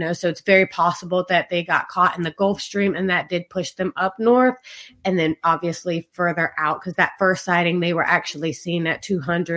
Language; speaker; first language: English; native; English